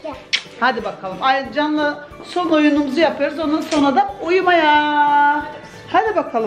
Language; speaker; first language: Turkish; early bilingual, heritage; Turkish